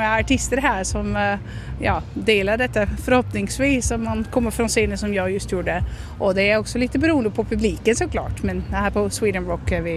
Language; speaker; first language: Swedish; non-native, fluent; Dutch